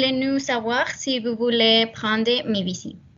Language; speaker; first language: French; non-native, learner; Spanish